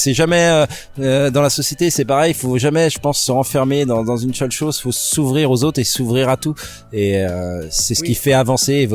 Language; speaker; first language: French; native; French